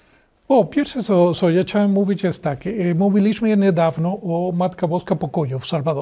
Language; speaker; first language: Polish; non-native, learner; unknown